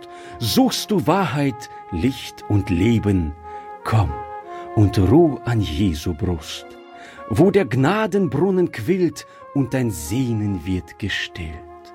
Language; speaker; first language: German; native; German